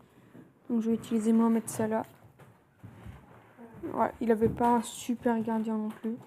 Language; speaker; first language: French; native; French